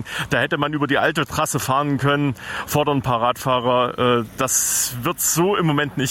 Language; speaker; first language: German; native; German